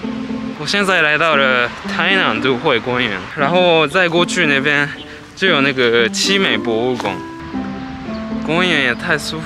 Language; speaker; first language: Chinese; early bilingual, heritage; Japanese